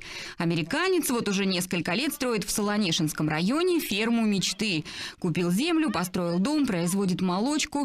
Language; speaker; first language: Russian; native; Russian